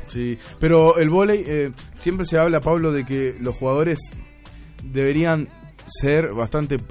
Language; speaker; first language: Spanish; native; Spanish